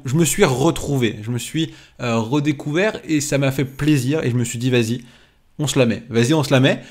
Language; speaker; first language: French; native; French